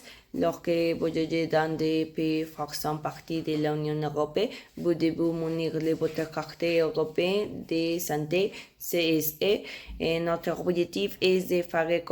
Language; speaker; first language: French; non-native, learner; Spanish